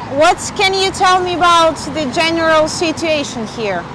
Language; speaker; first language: English; non-native, fluent; Spanish